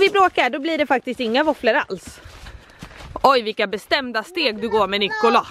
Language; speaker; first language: Swedish; native; Swedish